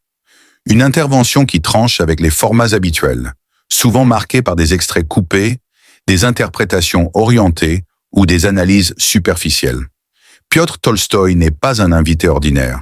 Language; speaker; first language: French; native; French